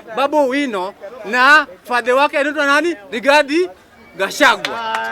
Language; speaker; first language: Swahili; non-native, local second language; Luo (Kenya and Tanzania)